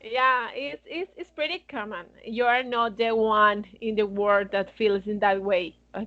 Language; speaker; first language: English; non-native, fluent; Spanish